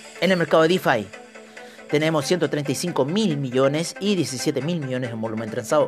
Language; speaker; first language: Spanish; native; Spanish